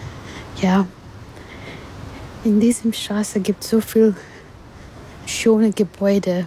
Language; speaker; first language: German; non-native, learner; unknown